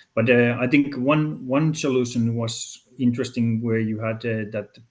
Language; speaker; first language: English; non-native, fluent; Finnish